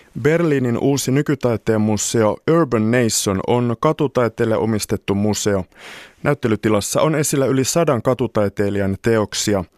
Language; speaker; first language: Finnish; native; Finnish